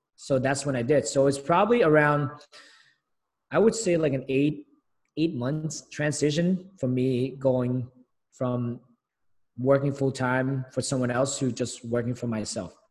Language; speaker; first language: English; early bilingual, other home language; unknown